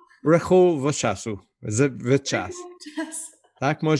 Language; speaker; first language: Polish; non-native, learner; English